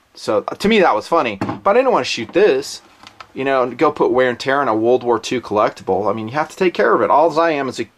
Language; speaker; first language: English; native; English